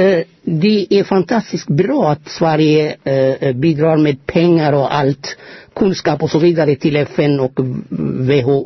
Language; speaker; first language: Swedish; non-native, fluent; Amharic